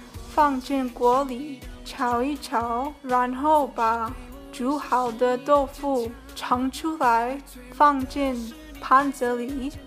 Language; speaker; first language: Chinese; early bilingual, heritage; Chinese